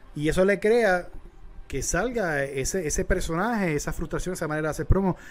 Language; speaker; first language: Spanish; native; Spanish